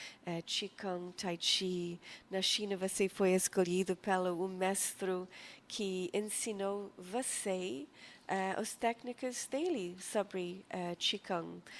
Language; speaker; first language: Portuguese; non-native, fluent; English